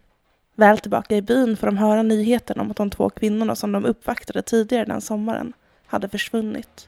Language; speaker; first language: Swedish; native; Swedish